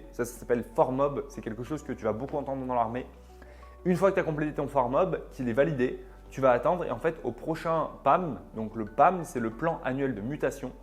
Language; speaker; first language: French; native; French